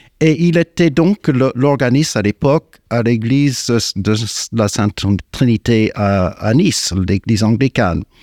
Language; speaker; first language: French; non-native, fluent; English